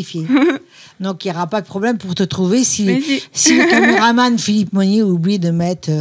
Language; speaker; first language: French; native; French